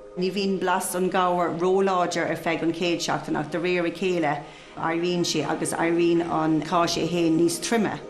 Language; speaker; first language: Irish; non-native, local second language; English